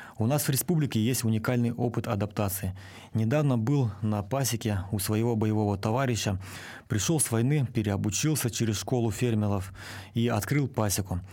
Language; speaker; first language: Russian; native; Russian